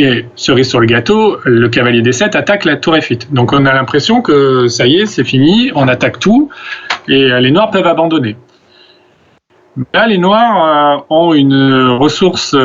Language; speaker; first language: French; native; French